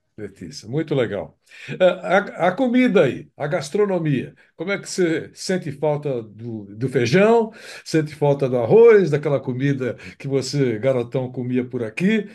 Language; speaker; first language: Portuguese; native; Portuguese